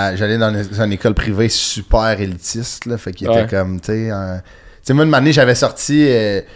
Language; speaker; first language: French; native; French